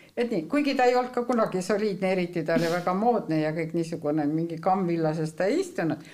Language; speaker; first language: Estonian; native; Estonian